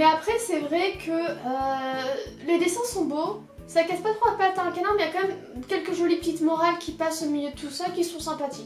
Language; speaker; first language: French; native; French